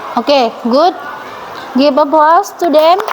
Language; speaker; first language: English; non-native, learner; Indonesian